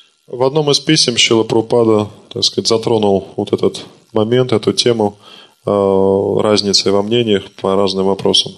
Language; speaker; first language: Russian; native; Russian